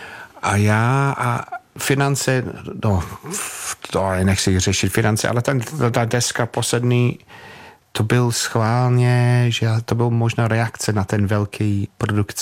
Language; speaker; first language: Czech; non-native, fluent; English